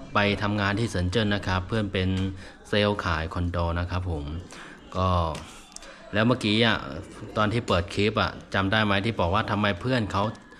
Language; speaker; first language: Thai; non-native, fluent; Chinese